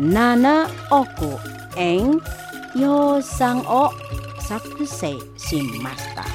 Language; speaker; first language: Japanese; non-native, fluent; Indonesian